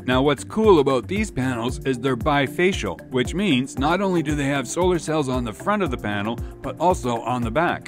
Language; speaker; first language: English; native; English